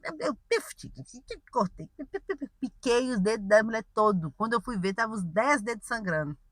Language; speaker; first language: Portuguese; native; Portuguese